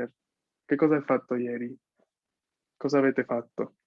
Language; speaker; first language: Italian; non-native, fluent; Spanish